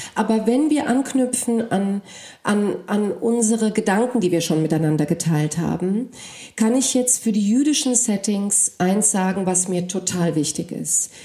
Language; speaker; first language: German; early bilingual, other home language; Polish